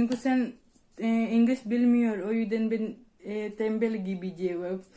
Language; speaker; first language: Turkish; non-native, learner; Indonesian